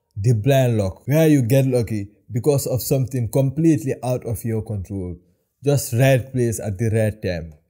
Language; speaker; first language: English; non-native, local second language; Wolof